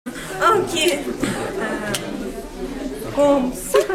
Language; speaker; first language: French; non-native, fluent; Russian